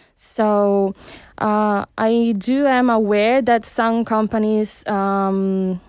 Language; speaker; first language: English; early bilingual, heritage; Spanish